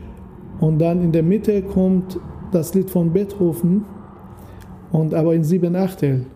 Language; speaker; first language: German; non-native, learner; Persian